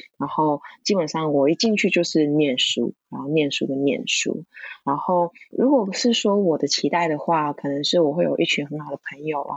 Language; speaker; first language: Chinese; non-native, local second language; Cantonese